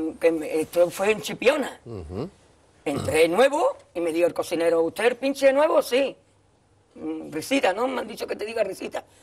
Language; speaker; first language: Spanish; native; Spanish